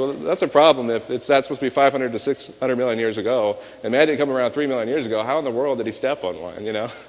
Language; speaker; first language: English; native; English